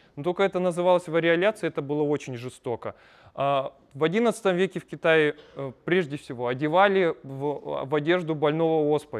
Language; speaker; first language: Russian; native; Russian